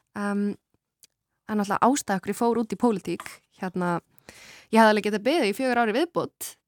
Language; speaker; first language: Icelandic; early bilingual, other home language; Kurdish